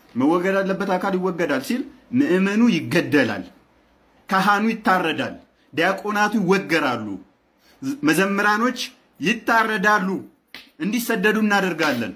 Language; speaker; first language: Amharic; non-native, local second language; Oromo